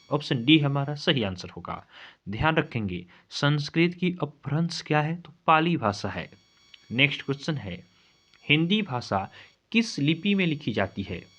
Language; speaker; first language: Hindi; native; Hindi